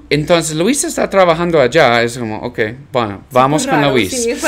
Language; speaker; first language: Spanish; non-native, learner; English